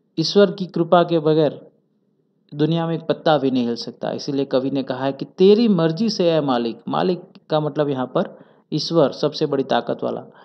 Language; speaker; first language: Hindi; non-native, local second language; Gujarati